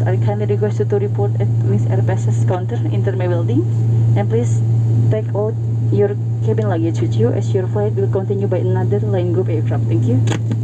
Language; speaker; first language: English; non-native, fluent; Indonesian